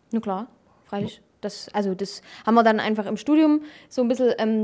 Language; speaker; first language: German; native; German